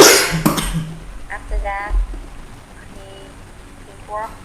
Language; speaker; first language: English; non-native, learner; Vietnamese